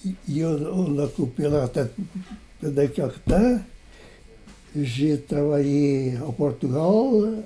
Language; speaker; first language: French; non-native, fluent; Portuguese